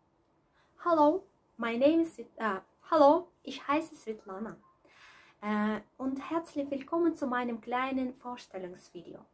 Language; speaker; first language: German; non-native, fluent; Russian